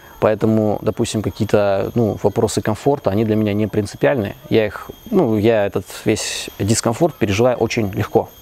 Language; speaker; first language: Russian; native; Russian